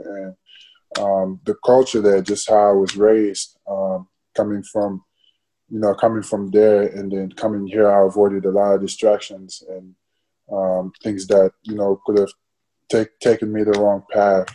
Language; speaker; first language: English; non-native, fluent; Wolof